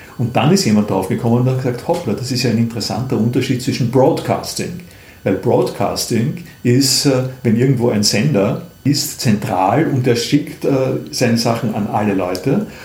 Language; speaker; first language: German; native; German